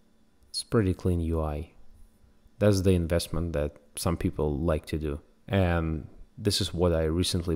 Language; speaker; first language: English; non-native, fluent; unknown